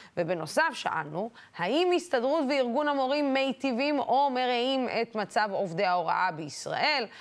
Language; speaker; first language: Hebrew; non-native, local second language; Arabic